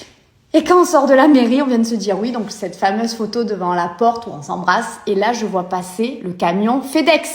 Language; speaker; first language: French; native; French